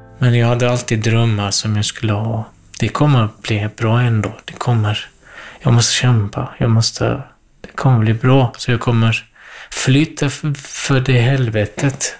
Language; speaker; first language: Swedish; non-native, fluent; Kurdish